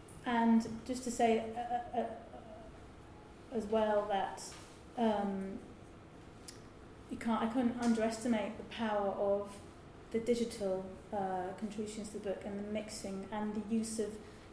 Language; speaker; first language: English; native; English